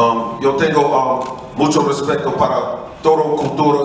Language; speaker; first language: Spanish; non-native, learner; English